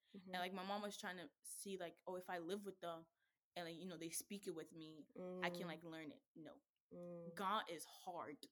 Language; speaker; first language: English; native; English